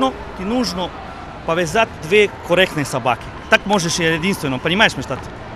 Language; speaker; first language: Russian; non-native, learner; Serbian